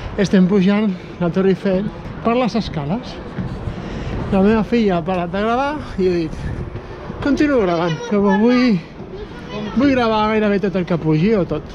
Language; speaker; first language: Catalan; non-native, local second language; Spanish